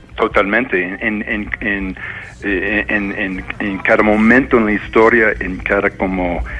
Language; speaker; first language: Spanish; non-native, fluent; English